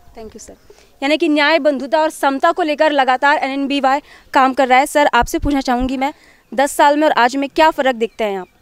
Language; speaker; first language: Hindi; non-native, local second language; Marathi